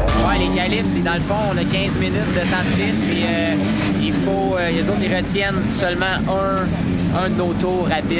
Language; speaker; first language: French; native; French